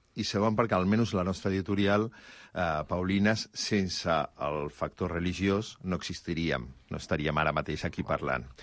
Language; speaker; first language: Catalan; native; Catalan